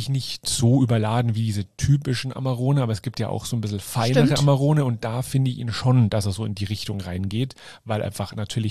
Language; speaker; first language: German; native; German